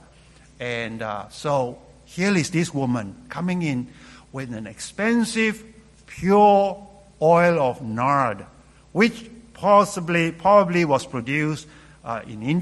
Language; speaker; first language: English; non-native, local second language; Cantonese